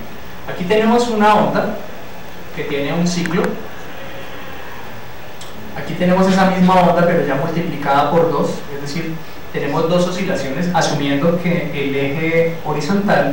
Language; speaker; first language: Spanish; native; Spanish